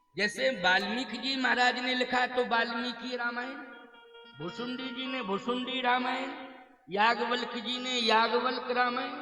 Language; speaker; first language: Hindi; native; Hindi